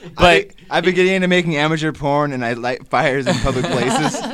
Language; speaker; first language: English; native; English